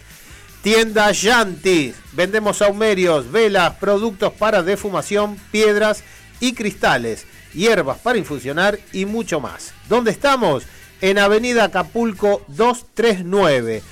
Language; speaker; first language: Spanish; native; Spanish